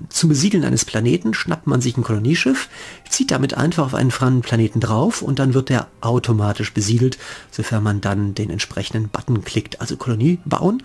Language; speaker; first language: German; native; German